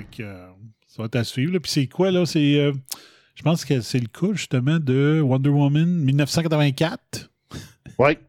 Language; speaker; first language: French; native; French